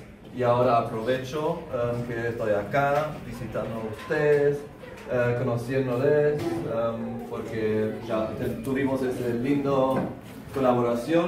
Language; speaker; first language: Spanish; non-native, fluent; German